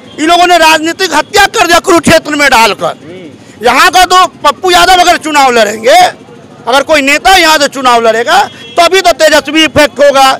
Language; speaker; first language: Hindi; native; Hindi